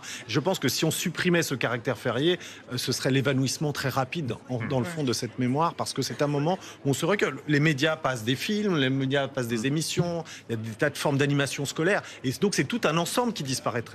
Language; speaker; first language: French; native; French